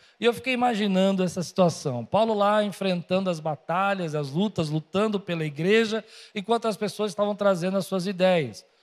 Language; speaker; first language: Portuguese; native; Portuguese